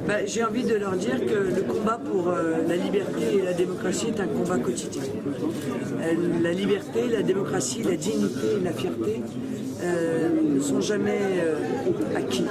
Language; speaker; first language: French; native; French